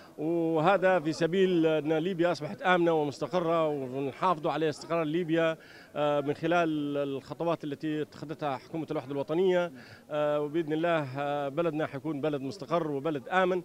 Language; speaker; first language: Arabic; native; Arabic